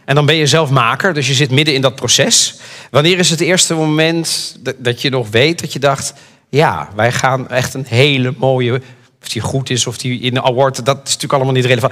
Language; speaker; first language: Dutch; native; Dutch